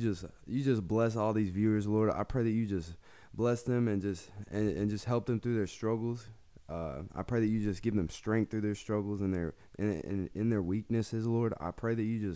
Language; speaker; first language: English; native; English